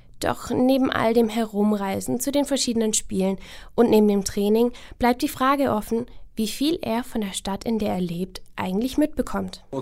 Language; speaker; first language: German; native; German